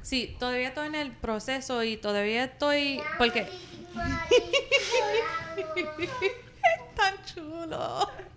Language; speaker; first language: Spanish; early bilingual, heritage; Spanish